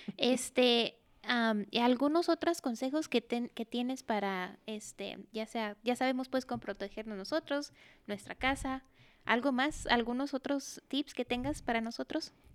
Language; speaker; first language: Spanish; native; Spanish